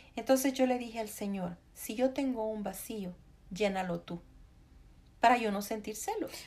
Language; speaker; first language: Spanish; native; Spanish